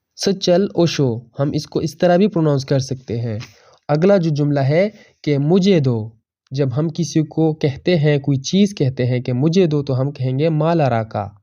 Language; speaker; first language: Urdu; non-native, local second language; Pashto